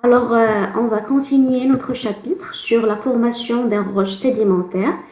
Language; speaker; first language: French; non-native, local second language; Arabic